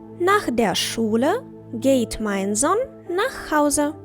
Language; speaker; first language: German; non-native, fluent; Ukrainian